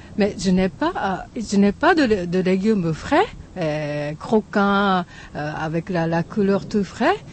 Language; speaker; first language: French; non-native, fluent; Japanese